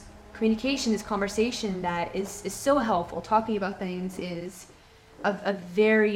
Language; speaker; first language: English; native; English